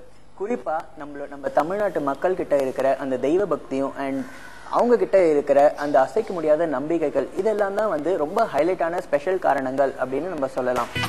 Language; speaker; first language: Tamil; native; Tamil